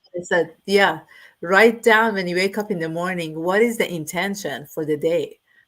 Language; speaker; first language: English; non-native, fluent; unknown